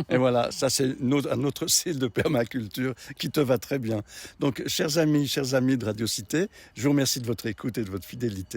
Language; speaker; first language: French; native; French